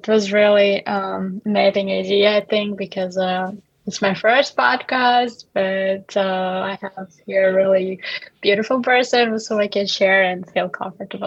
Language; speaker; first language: English; non-native, fluent; Uzbek